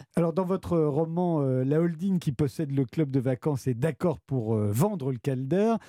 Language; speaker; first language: French; native; French